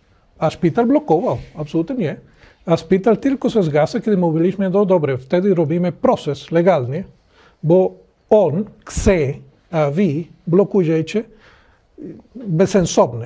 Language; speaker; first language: Polish; non-native, learner; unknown